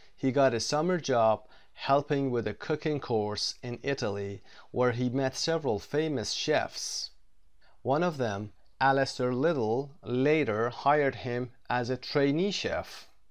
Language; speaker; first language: English; non-native, fluent; Persian